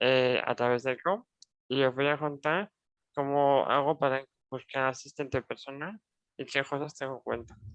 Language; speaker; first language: Spanish; non-native, local second language; Catalan